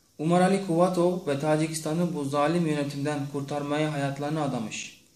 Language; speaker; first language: Turkish; non-native, fluent; Tajik